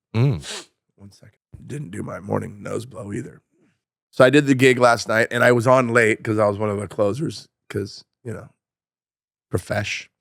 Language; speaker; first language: English; native; English